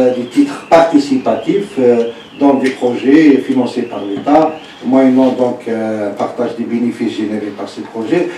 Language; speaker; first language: French; non-native, local second language; Arabic